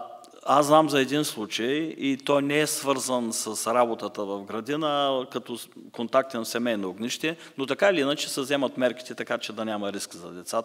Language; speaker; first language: Bulgarian; native; Bulgarian